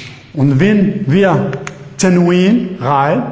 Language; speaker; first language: German; non-native, fluent; Arabic